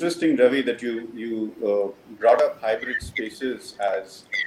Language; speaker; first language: English; non-native, local second language; Hindi